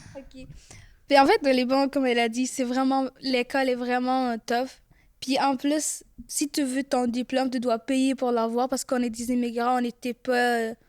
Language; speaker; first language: French; early bilingual, other home language; Arabic